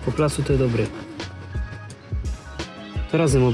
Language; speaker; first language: Polish; native; Polish